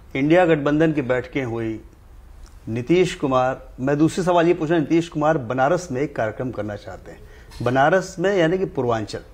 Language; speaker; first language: Hindi; native; Hindi